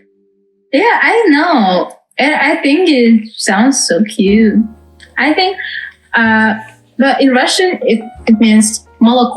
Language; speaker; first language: English; non-native, fluent; Russian